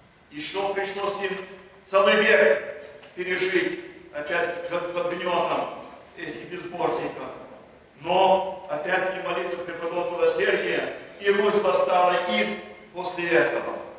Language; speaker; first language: Russian; early bilingual, heritage; Russian